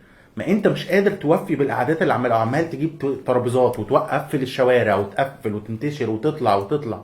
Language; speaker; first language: Arabic; native; Arabic